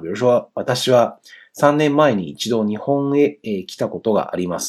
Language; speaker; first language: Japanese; non-native, fluent; Chinese